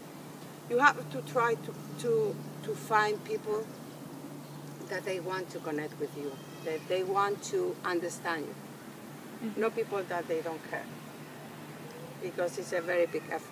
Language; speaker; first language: English; non-native, fluent; Spanish